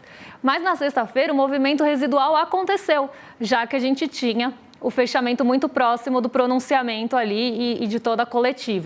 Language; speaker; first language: Portuguese; native; Portuguese